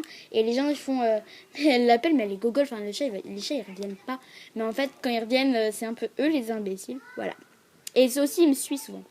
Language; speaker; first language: French; native; French